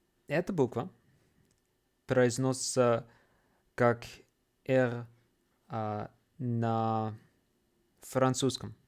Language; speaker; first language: Russian; non-native, fluent; English